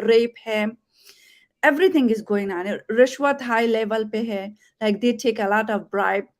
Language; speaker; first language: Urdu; non-native, fluent; Persian